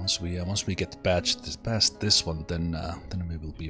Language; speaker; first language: English; non-native, fluent; Finnish